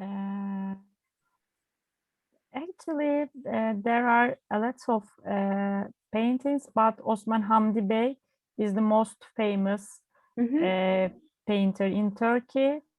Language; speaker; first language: English; non-native, learner; Turkish